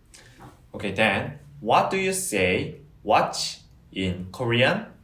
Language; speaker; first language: English; non-native, fluent; Korean